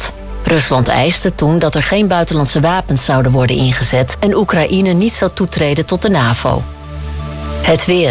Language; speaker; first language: Dutch; native; Dutch